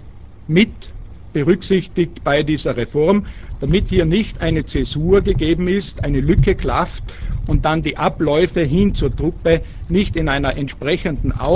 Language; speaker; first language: German; native; German